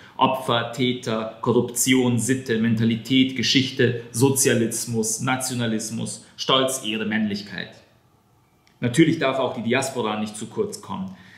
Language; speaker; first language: German; non-native, fluent; Serbian